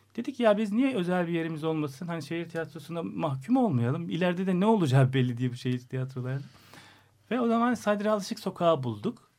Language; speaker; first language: Turkish; native; Turkish